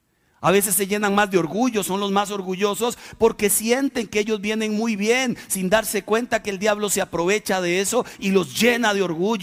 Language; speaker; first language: Spanish; native; Spanish